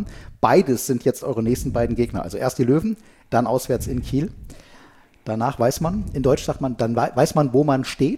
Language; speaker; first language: German; native; German